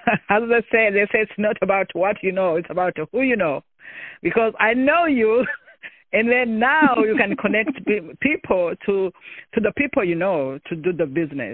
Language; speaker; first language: English; non-native, local second language; Kinyarwanda